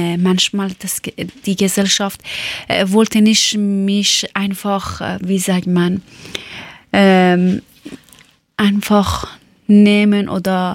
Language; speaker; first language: German; non-native, fluent; Persian